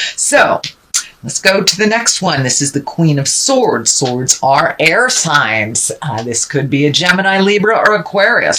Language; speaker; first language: English; native; English